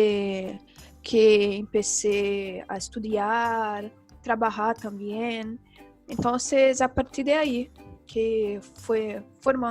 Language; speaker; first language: Spanish; non-native, learner; Portuguese